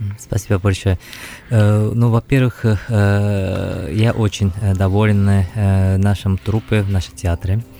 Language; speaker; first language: Russian; non-native, fluent; Japanese